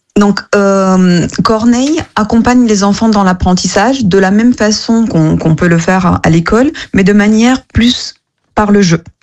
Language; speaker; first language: French; non-native, fluent; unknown